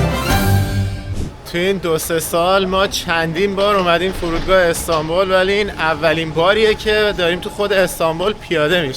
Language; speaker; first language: Persian; native; Persian